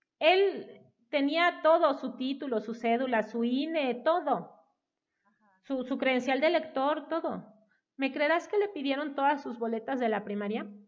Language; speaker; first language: Spanish; native; Spanish